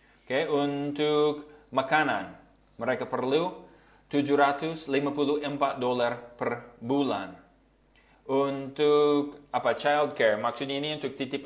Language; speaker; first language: Indonesian; non-native, fluent; English